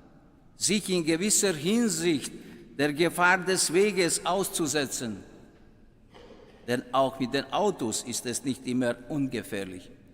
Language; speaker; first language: German; non-native, fluent; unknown